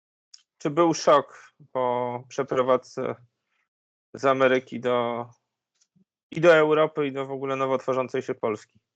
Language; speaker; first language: Polish; native; Polish